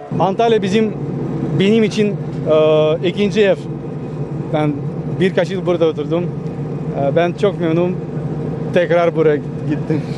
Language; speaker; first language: Turkish; non-native, learner; Russian